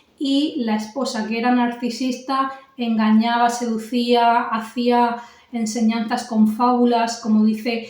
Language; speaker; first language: Spanish; native; Spanish